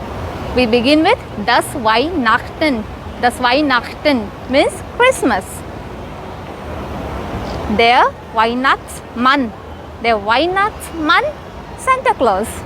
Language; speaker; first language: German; non-native, fluent; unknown